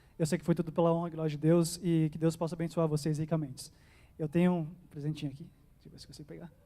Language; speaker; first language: Portuguese; early bilingual, heritage; Portuguese